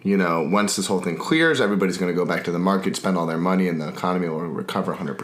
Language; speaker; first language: English; native; English